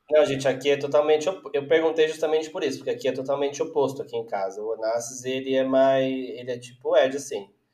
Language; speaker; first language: Portuguese; native; Portuguese